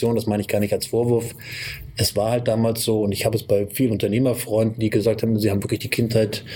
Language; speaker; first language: German; native; German